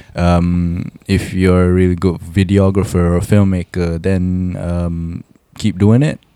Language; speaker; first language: English; non-native, local second language; Malay